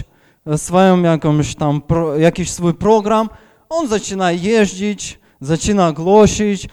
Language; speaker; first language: Polish; non-native, fluent; Ukrainian